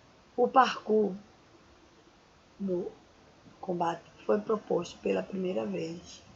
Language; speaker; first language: Portuguese; native; Portuguese